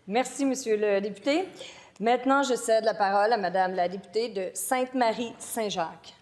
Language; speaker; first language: French; native; French